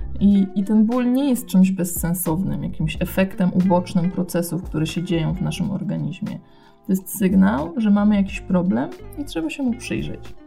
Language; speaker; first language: Polish; native; Polish